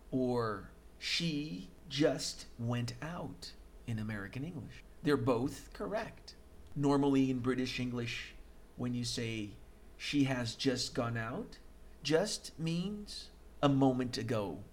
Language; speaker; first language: English; non-native, fluent; Portuguese